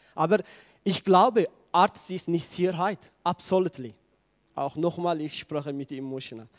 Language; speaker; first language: German; non-native, learner; Tigrinya